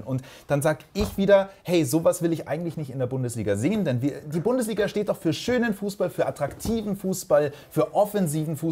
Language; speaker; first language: German; native; German